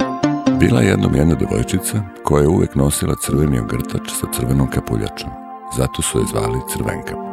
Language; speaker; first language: Serbian; native; Serbian